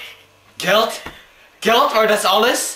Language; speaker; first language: German; non-native, learner; English